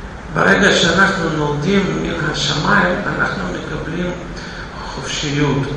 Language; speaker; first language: Hebrew; non-native, fluent; Russian